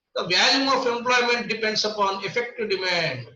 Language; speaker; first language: English; non-native, local second language; Telugu